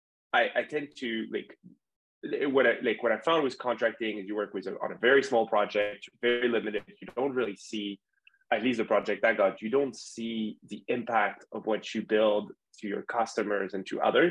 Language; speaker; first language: English; non-native, fluent; French